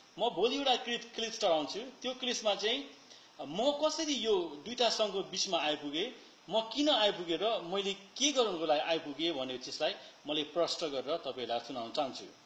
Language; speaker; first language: Nepali; early bilingual, heritage; Nepali